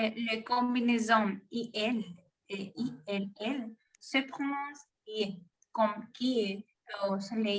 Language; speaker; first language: French; non-native, learner; Spanish